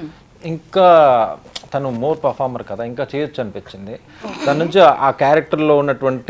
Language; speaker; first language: Telugu; native; Telugu